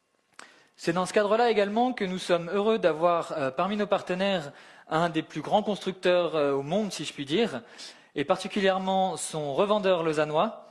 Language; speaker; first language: French; native; French